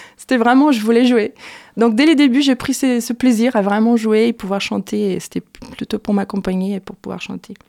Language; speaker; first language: French; non-native, fluent; Portuguese